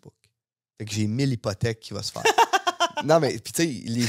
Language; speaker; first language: French; native; French